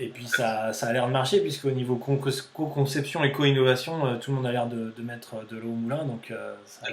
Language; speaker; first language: French; native; French